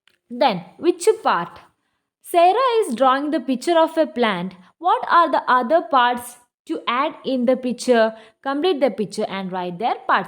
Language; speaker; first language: English; non-native, local second language; Malayalam